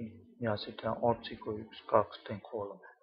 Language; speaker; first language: Finnish; non-native, learner; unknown